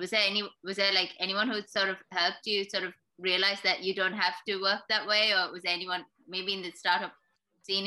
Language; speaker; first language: English; non-native, local second language; Sinhala